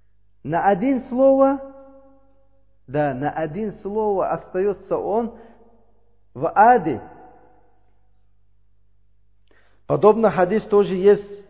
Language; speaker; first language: Russian; non-native, learner; Uzbek